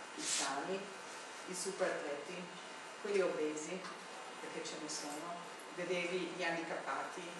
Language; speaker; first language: Italian; non-native, fluent; English